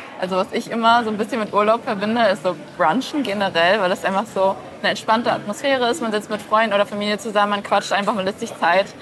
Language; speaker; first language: German; early bilingual, other home language; Chinese